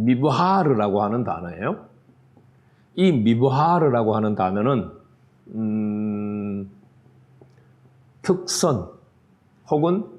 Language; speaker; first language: Korean; native; Korean